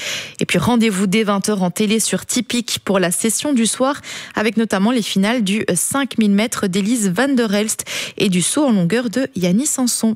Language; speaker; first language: French; native; French